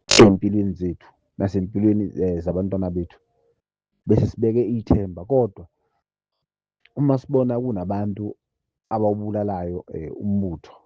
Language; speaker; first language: Zulu; native; Zulu